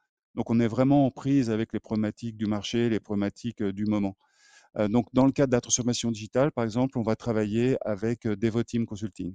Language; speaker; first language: French; native; French